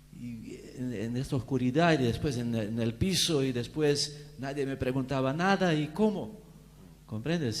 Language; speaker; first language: Spanish; non-native, fluent; Portuguese